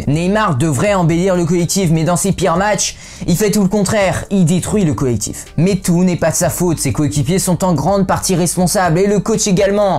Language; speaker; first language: French; native; French